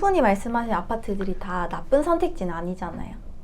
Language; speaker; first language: Korean; native; Korean